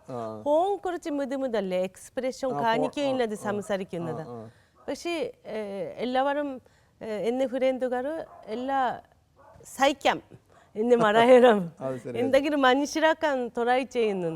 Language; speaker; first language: Malayalam; non-native, learner; Japanese